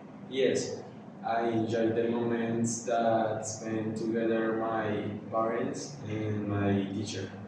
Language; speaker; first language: English; non-native, learner; Spanish